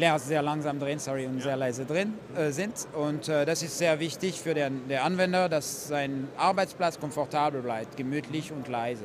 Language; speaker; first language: German; non-native, fluent; French